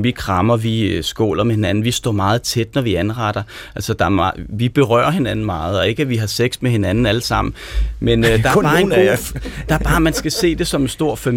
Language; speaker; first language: Danish; native; Danish